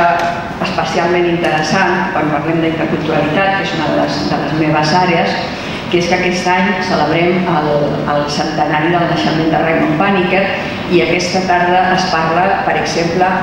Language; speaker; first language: Catalan; non-native, local second language; Spanish